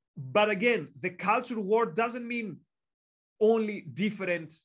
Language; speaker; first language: English; non-native, fluent; Greek